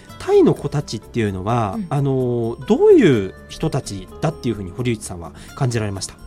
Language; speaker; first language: Japanese; native; Japanese